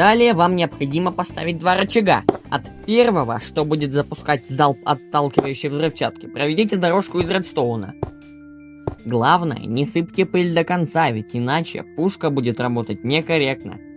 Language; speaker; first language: Russian; native; Russian